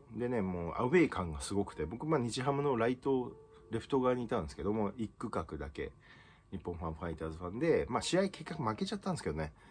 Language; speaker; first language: Japanese; native; Japanese